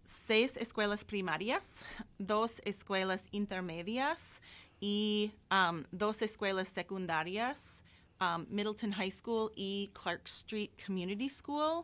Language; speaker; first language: Spanish; non-native, fluent; English